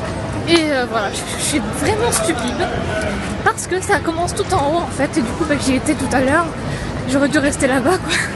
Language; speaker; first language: French; native; French